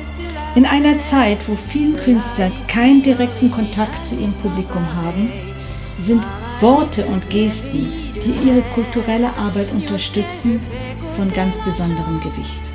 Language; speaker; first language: German; non-native, fluent; Haitian Creole